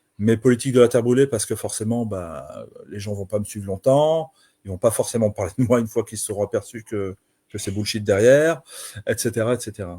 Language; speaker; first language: French; native; French